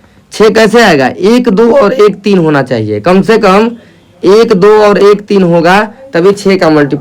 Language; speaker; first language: Hindi; native; Hindi